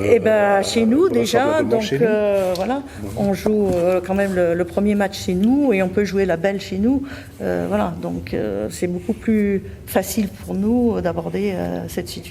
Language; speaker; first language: French; native; French